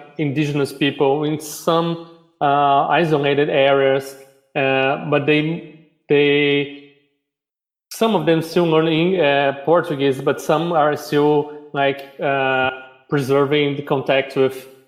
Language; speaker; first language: English; non-native, fluent; Portuguese